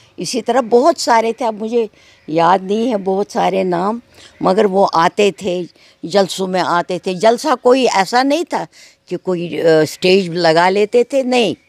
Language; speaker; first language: Urdu; non-native, local second language; Kashmiri